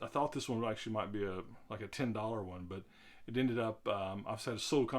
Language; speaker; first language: English; native; English